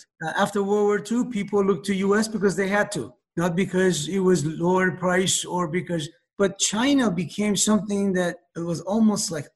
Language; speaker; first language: English; non-native, fluent; Persian